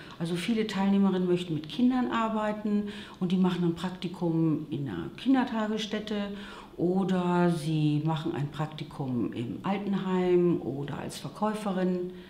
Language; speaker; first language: German; native; German